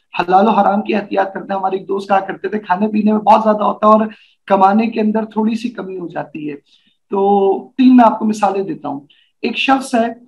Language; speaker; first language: Urdu; native; Urdu